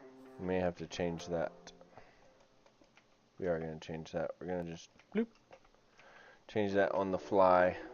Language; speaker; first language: English; native; English